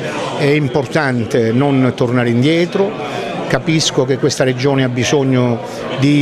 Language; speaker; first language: Italian; native; Italian